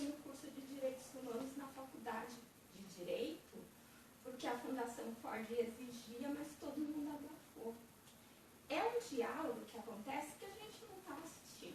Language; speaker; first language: Portuguese; native; Portuguese